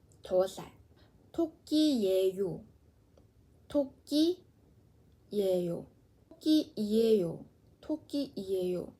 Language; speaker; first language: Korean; non-native, fluent; Mongolian